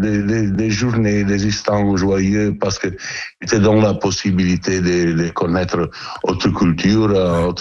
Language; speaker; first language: French; non-native, learner; Italian